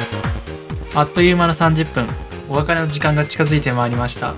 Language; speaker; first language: Japanese; native; Japanese